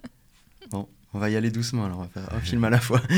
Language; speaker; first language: French; native; French